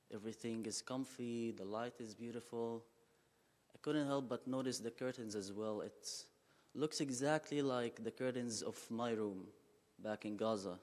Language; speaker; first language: English; non-native, fluent; Arabic